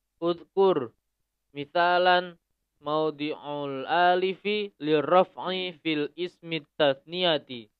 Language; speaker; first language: Arabic; non-native, learner; Indonesian